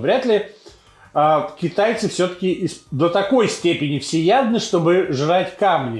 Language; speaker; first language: Russian; native; Russian